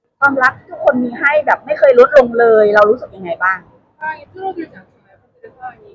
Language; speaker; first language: Thai; native; Thai